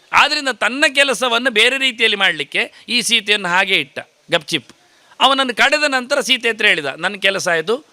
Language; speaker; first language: Kannada; native; Kannada